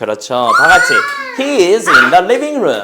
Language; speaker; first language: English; non-native, fluent; Korean